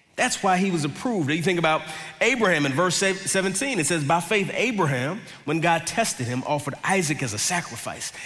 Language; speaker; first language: English; native; English